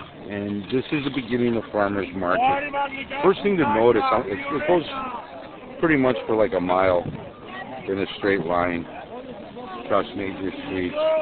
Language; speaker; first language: English; native; English